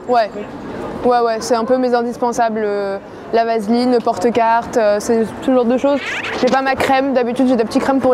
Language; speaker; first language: French; native; French